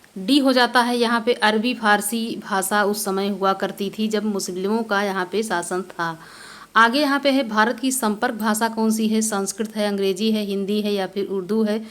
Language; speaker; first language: Hindi; native; Hindi